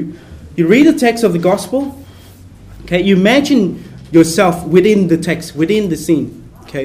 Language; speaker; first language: English; native; English